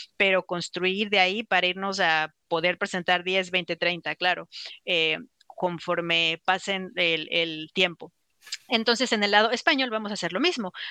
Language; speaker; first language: Spanish; native; Spanish